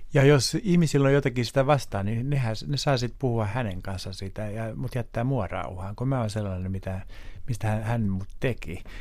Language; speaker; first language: Finnish; non-native, local second language; Swedish